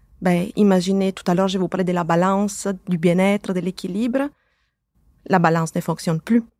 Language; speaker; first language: French; native; French